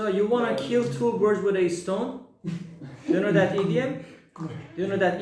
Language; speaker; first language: English; non-native, fluent; Persian